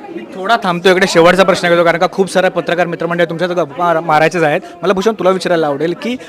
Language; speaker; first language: Marathi; native; Marathi